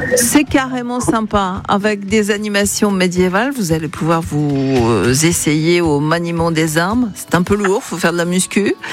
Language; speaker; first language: French; native; French